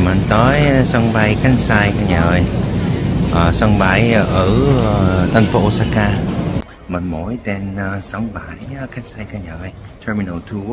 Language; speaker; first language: Vietnamese; non-native, learner; Korean